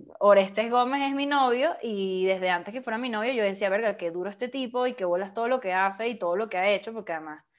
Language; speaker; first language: Spanish; native; Spanish